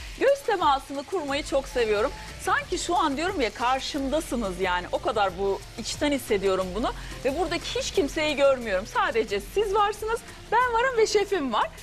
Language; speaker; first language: Turkish; native; Turkish